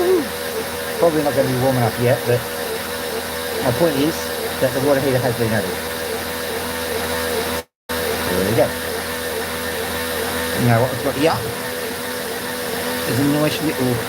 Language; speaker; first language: English; native; English